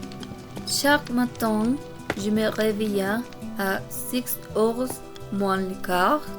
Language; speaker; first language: French; non-native, learner; Korean